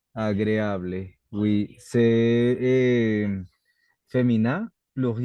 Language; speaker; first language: French; non-native, learner; Spanish